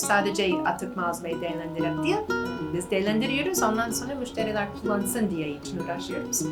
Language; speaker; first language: Turkish; non-native, learner; English